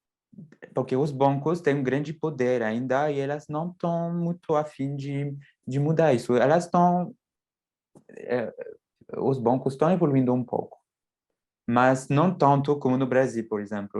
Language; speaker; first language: Portuguese; non-native, fluent; French